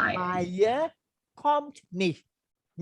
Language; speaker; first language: German; non-native, learner; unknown